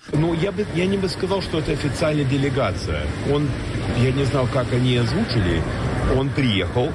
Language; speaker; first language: Russian; non-native, fluent; English